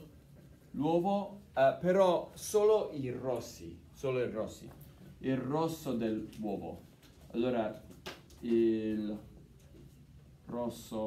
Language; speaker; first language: Italian; non-native, fluent; English